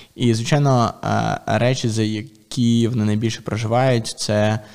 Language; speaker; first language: Ukrainian; native; Ukrainian